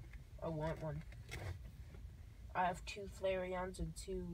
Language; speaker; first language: English; native; English